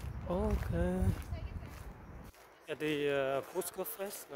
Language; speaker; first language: Danish; non-native, learner; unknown